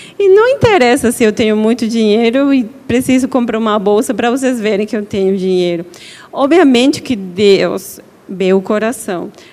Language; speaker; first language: Portuguese; non-native, fluent; Spanish